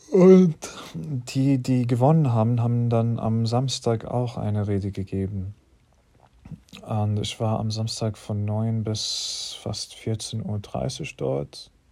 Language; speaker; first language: German; non-native, fluent; English